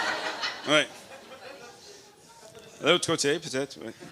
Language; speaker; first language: French; non-native, learner; English